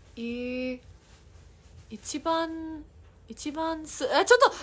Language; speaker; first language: Japanese; non-native, learner; English